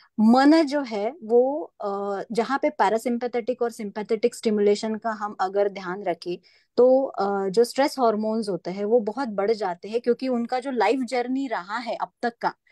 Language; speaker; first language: Hindi; non-native, local second language; Marathi